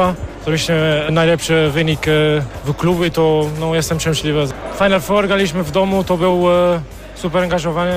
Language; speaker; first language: Polish; non-native, fluent; Portuguese